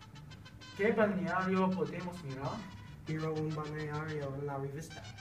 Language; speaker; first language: Spanish; non-native, learner; English